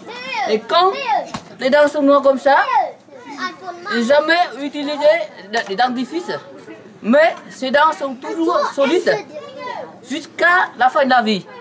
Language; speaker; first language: French; non-native, learner; Vietnamese